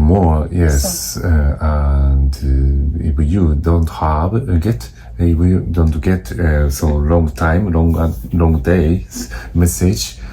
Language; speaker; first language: English; non-native, learner; Japanese